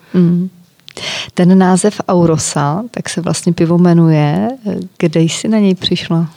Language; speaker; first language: Czech; native; Czech